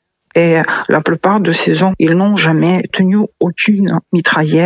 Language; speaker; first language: French; non-native, fluent; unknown